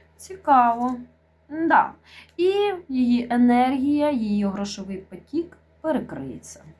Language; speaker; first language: Ukrainian; non-native, local second language; Russian